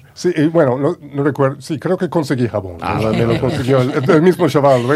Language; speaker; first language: Spanish; non-native, fluent; English